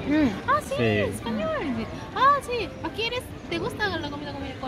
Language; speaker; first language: Spanish; non-native, learner; Korean